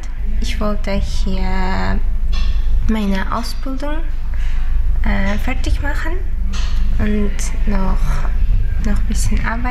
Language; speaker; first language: German; non-native, learner; Uzbek